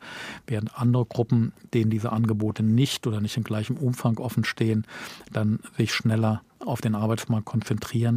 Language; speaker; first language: German; native; German